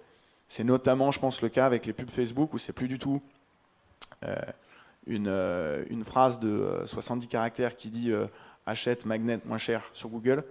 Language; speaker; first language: French; native; French